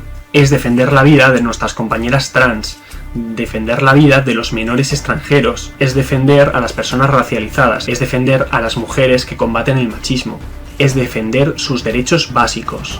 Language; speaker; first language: Spanish; native; Spanish